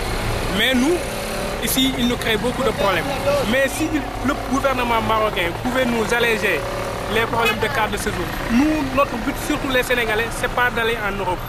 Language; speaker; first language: French; non-native, local second language; Wolof